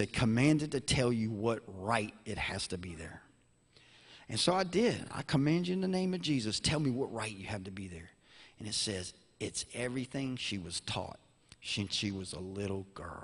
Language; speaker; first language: English; native; English